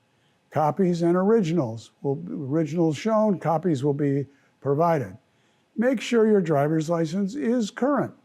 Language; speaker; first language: English; native; English